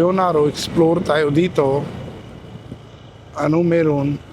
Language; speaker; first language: Filipino; non-native, learner; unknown